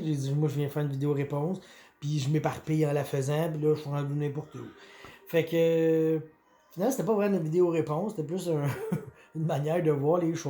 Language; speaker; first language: French; native; French